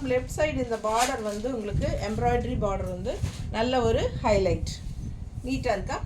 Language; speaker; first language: Tamil; native; Tamil